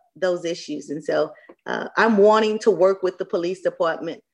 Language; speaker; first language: English; native; English